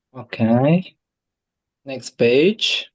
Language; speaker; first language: English; non-native, fluent; Turkish